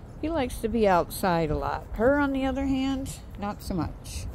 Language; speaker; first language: English; native; English